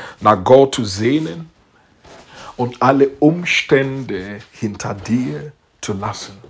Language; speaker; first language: German; non-native, learner; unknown